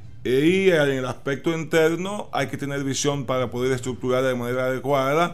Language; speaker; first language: Spanish; native; Spanish